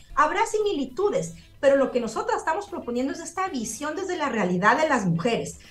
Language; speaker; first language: Spanish; native; Spanish